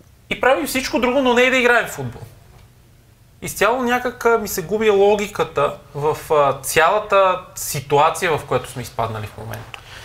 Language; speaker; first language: Bulgarian; native; Bulgarian